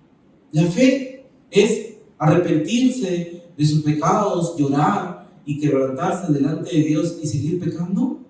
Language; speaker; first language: Spanish; native; Spanish